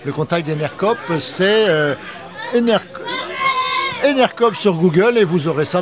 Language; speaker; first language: French; native; French